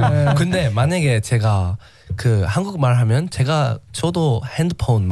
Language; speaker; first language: Korean; non-native, learner; English